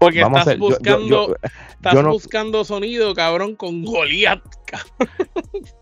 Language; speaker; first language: Spanish; native; Spanish